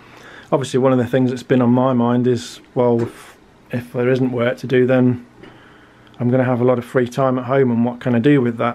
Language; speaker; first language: English; native; English